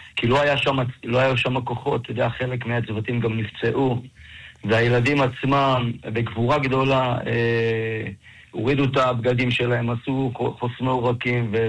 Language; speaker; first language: Hebrew; native; Hebrew